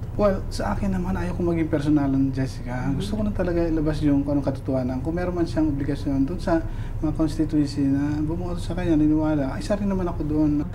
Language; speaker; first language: Filipino; non-native, local second language; Cebuano